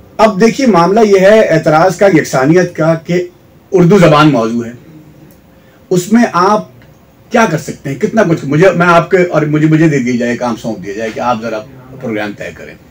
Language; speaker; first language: Urdu; native; Urdu